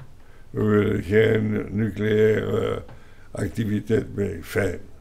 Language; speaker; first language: Dutch; non-native, local second language; French